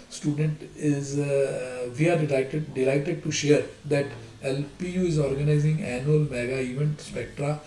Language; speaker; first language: English; non-native, local second language; Punjabi